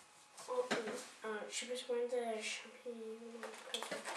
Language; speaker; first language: French; non-native, learner; English